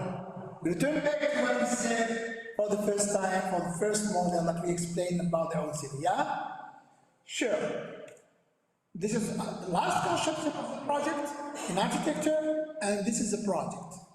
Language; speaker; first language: English; non-native, learner; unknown